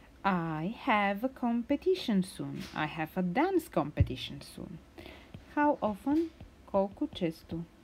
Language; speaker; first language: English; non-native, fluent; Bulgarian